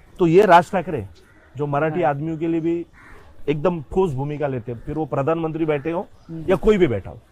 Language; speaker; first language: Hindi; non-native, local second language; Gujarati